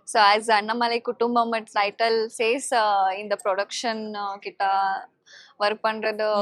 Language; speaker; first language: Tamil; non-native, learner; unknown